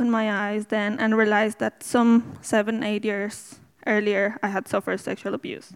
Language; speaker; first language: English; non-native, fluent; Spanish